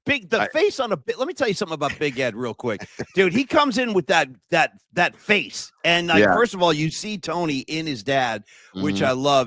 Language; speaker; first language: English; native; English